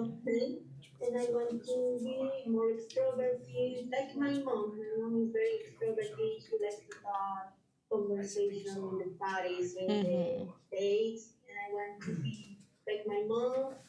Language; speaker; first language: English; non-native, learner; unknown